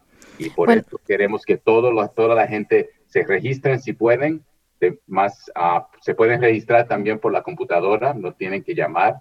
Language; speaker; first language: Spanish; early bilingual, heritage; Spanish